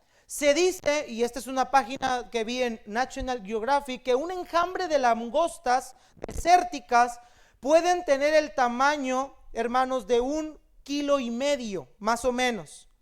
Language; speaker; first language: Spanish; native; Spanish